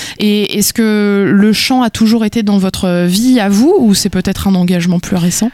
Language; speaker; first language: French; native; French